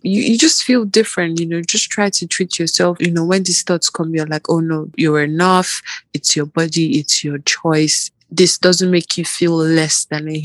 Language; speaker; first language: English; non-native, local second language; Igbo